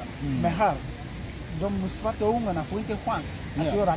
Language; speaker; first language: Swedish; early bilingual, other home language; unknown